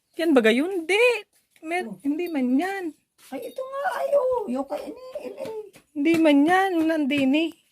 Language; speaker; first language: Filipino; native; Filipino